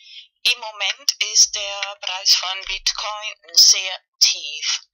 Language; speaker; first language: German; non-native, learner; Spanish